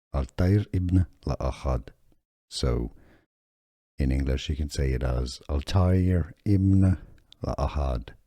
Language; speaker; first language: English; non-native, fluent; French